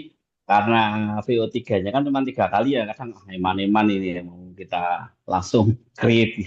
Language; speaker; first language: Indonesian; native; Indonesian